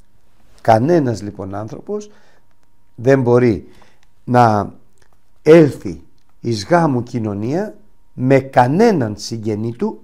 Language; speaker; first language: Greek; native; Greek